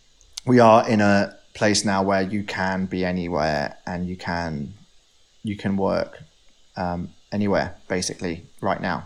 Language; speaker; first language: English; native; English